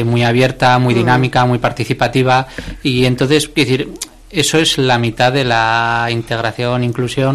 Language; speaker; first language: Spanish; native; Spanish